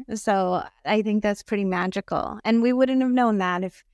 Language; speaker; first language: English; early bilingual, other home language; Filipino